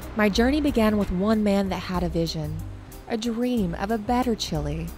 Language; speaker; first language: English; native; English